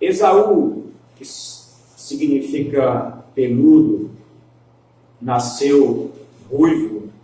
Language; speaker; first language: Portuguese; native; Portuguese